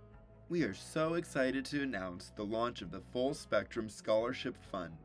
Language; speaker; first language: English; native; English